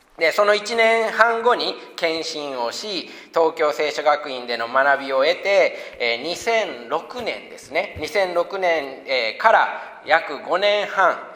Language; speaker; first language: Japanese; native; Japanese